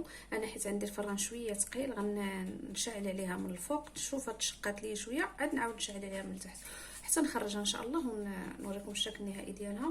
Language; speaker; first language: Arabic; native; Arabic